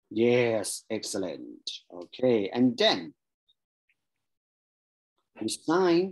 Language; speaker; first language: English; non-native, fluent; Thai